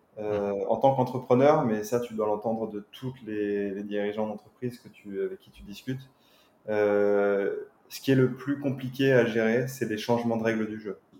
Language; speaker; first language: French; native; French